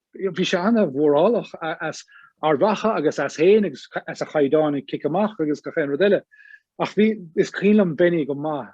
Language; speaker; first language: Irish; native; Irish